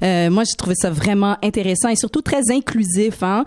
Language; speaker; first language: French; native; French